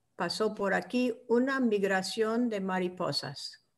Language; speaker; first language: Spanish; non-native, fluent; English